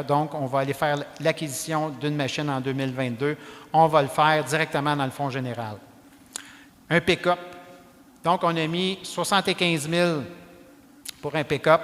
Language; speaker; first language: French; native; French